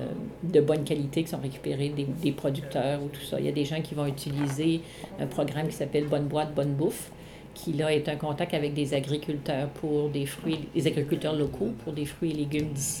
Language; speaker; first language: French; native; French